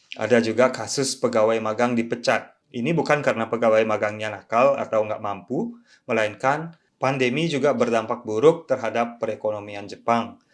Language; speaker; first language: Indonesian; early bilingual, other home language; Japanese